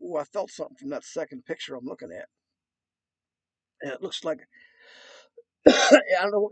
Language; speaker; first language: English; native; English